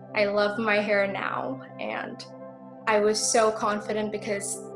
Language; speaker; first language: English; native; English